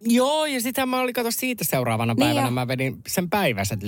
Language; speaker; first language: Finnish; native; Finnish